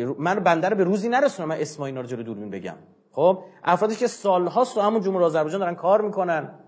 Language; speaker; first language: Persian; non-native, local second language; Azerbaijani